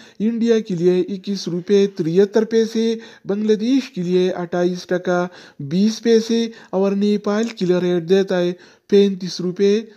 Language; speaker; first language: Urdu; non-native, local second language; Pashto